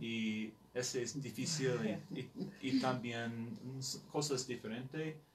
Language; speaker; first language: Spanish; non-native, learner; English